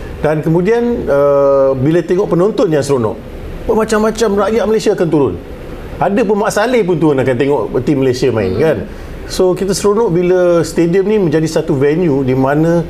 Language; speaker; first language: Malay; native; Malay